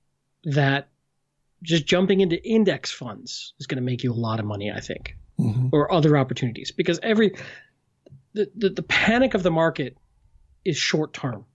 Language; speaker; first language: English; native; English